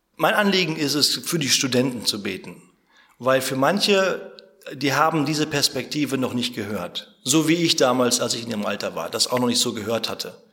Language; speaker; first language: German; native; German